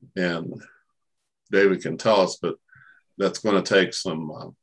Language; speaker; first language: English; native; English